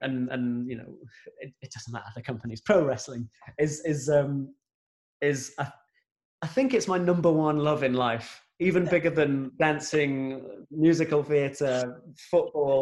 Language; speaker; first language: English; native; English